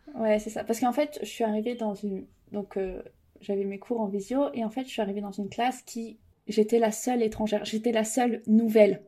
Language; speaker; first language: French; native; French